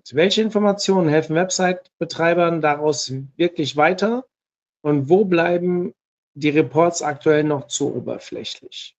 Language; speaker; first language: German; native; German